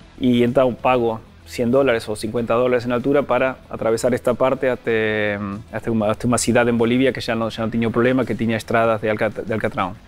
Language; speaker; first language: Portuguese; non-native, fluent; Spanish